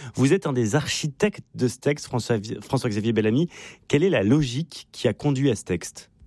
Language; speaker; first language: French; native; French